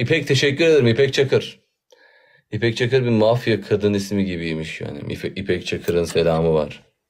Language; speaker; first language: Turkish; native; Turkish